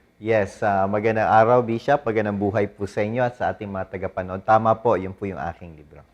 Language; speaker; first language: Filipino; non-native, local second language; Bikol